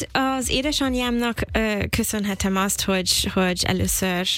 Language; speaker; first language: Hungarian; non-native, fluent; English